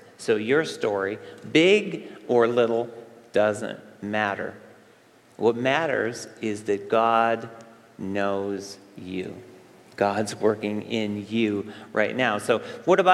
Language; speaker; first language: English; native; English